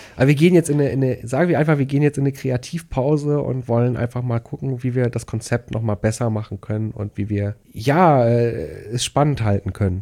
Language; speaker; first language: German; native; German